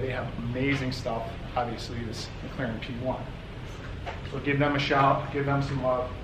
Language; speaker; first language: English; native; English